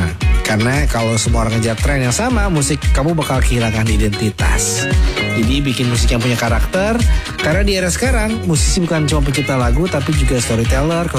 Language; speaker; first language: Indonesian; native; Indonesian